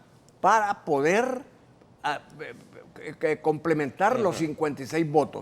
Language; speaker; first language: Spanish; native; Spanish